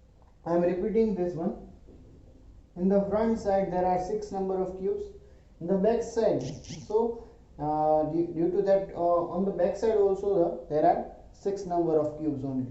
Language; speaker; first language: English; non-native, local second language; Hindi